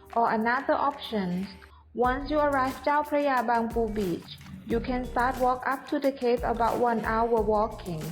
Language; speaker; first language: English; non-native, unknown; Thai